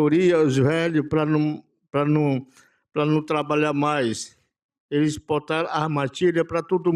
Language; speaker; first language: Portuguese; non-native, local second language; Yanomámi